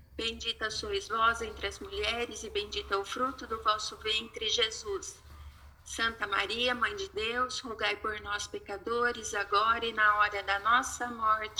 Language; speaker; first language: Portuguese; native; Portuguese